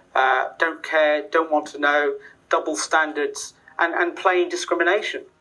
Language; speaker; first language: English; native; English